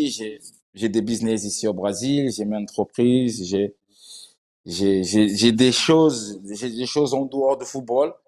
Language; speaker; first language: French; non-native, fluent; Portuguese